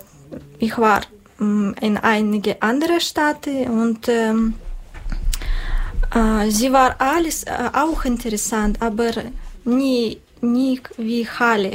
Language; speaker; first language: German; non-native, learner; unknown